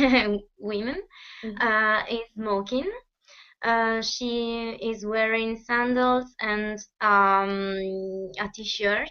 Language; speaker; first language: English; non-native, fluent; Italian